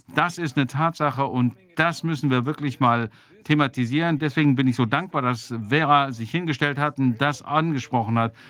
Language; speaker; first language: German; native; German